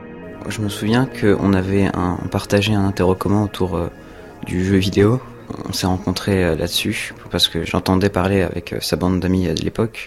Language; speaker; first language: French; native; French